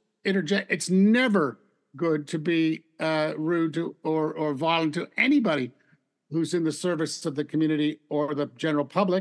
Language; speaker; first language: English; native; English